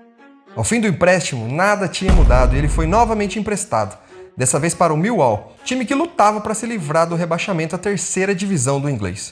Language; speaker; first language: Portuguese; native; Portuguese